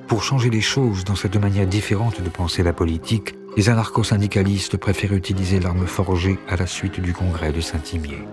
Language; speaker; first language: French; native; French